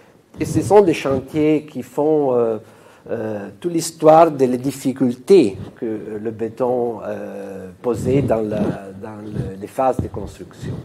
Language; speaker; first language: French; non-native, fluent; Italian